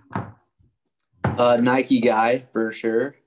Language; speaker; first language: English; native; English